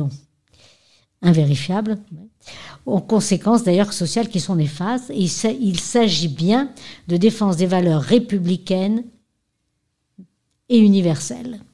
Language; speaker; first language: French; native; French